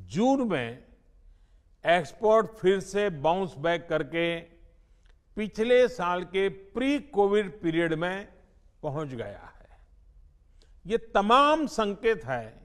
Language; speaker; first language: Hindi; non-native, local second language; Gujarati